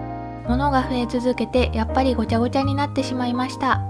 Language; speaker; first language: Japanese; native; Japanese